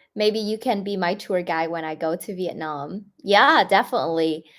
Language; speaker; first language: English; non-native, fluent; Vietnamese